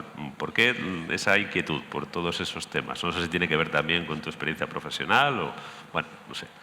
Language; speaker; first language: Spanish; native; Spanish